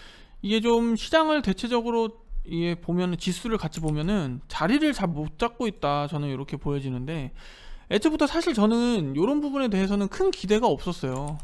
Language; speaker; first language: Korean; native; Korean